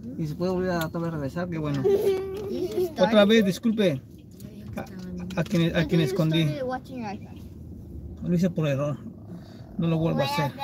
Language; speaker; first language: Spanish; native; Spanish